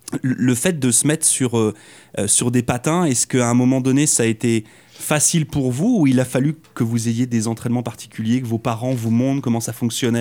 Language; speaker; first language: French; native; French